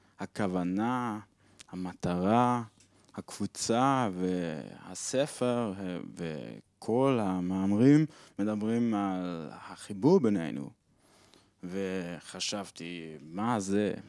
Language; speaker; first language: Hebrew; non-native, learner; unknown